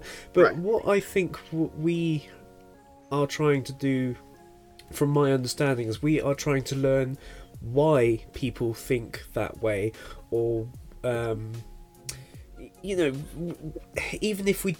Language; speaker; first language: English; native; English